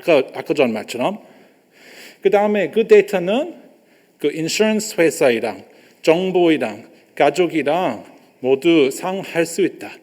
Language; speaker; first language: Korean; non-native, learner; English